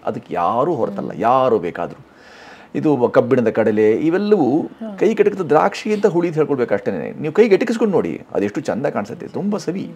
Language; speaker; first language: Kannada; non-native, local second language; Hindi